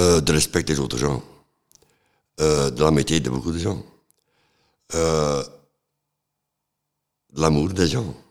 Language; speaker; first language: French; non-native, local second language; Dutch